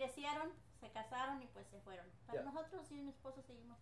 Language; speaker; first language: Spanish; native; Spanish